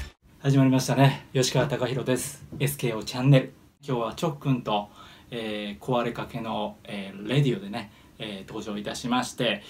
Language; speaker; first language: Japanese; native; Japanese